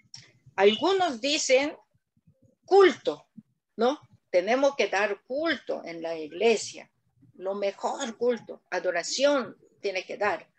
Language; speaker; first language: Spanish; non-native, learner; Korean